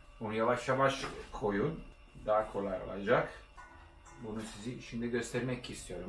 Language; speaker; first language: Turkish; non-native, learner; Italian